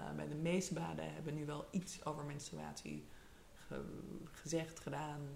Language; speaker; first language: Dutch; early bilingual, other home language; English